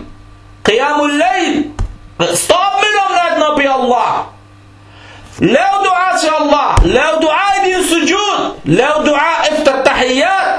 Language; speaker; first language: Danish; early bilingual, other home language; Arabic